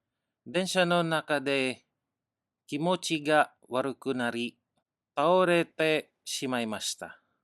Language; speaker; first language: Japanese; non-native, learner; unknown